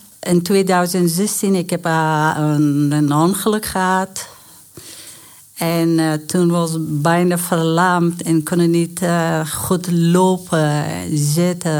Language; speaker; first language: Dutch; non-native, learner; Persian